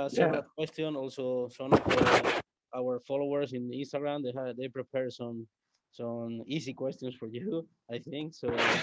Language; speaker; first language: English; non-native, learner; Spanish